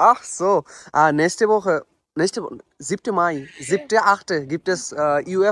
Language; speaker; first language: German; non-native, learner; Bangla